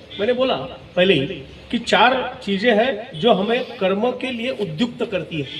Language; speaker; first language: Hindi; non-native, local second language; Marathi